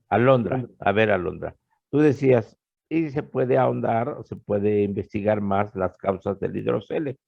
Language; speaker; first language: Spanish; native; Spanish